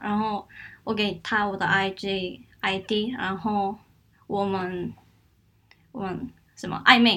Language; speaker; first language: Chinese; non-native, fluent; Korean